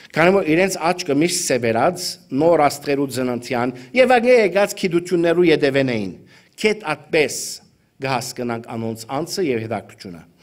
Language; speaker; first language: Armenian; early bilingual, heritage; Armenian